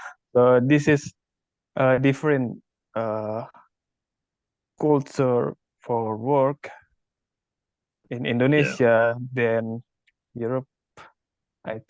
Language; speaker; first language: English; non-native, learner; Indonesian